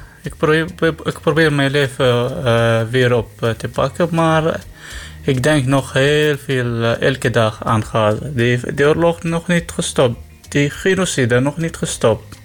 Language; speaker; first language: Dutch; non-native, learner; Arabic